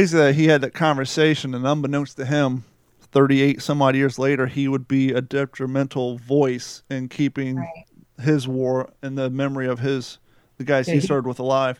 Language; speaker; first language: English; native; English